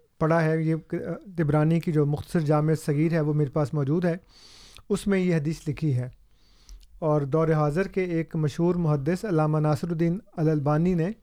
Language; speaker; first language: Urdu; non-native, local second language; Punjabi